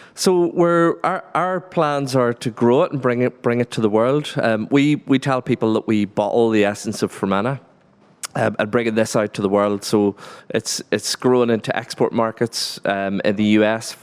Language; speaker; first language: English; native; English